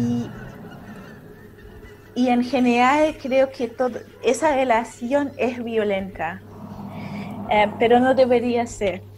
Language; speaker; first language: Spanish; non-native, fluent; German